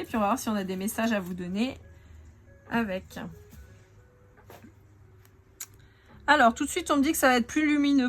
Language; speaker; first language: French; native; French